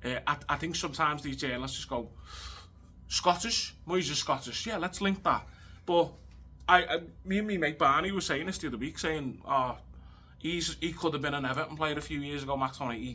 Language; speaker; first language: English; native; English